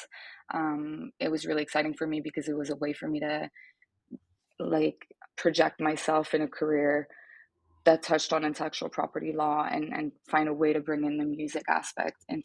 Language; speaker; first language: English; non-native, fluent; French